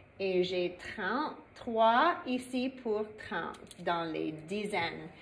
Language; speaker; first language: French; non-native, fluent; English